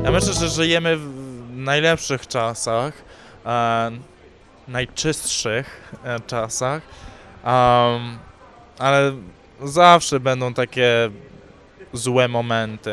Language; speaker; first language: Polish; early bilingual, heritage; English